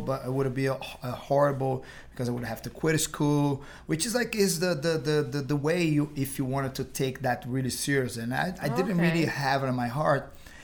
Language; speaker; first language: English; non-native, fluent; Portuguese